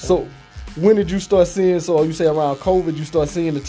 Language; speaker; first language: English; native; English